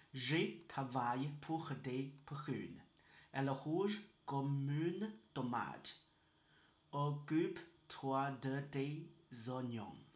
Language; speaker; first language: French; non-native, learner; Chinese